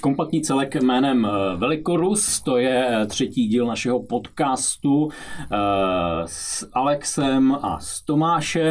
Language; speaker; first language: Czech; native; Czech